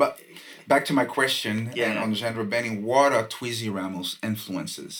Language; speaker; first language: English; non-native, fluent; French